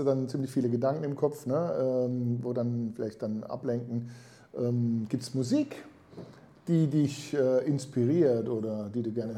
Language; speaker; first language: German; native; German